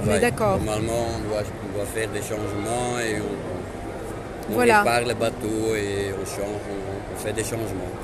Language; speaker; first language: French; non-native, local second language; Dutch